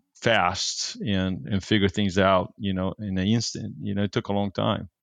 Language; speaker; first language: English; non-native, fluent; Portuguese